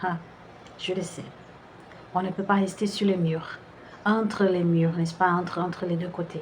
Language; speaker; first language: French; non-native, fluent; Portuguese